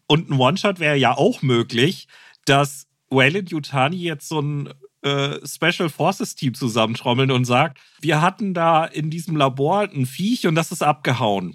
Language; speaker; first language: German; native; German